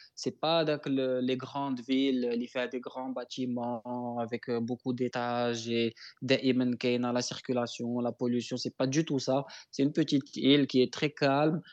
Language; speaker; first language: French; non-native, local second language; Arabic